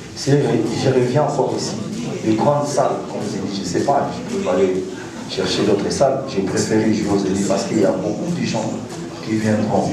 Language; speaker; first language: French; non-native, local second language; Lingala